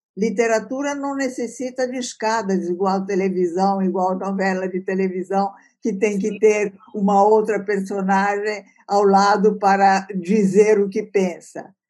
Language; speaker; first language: Portuguese; early bilingual, other home language; Italian